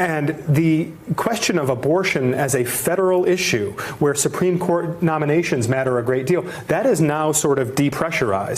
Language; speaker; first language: English; native; English